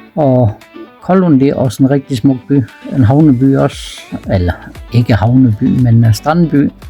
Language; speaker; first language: Danish; native; Danish